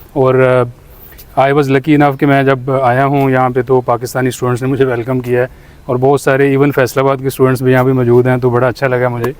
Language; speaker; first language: Urdu; non-native, local second language; Punjabi